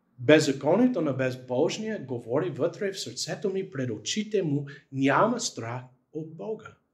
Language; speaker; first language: Bulgarian; non-native, fluent; English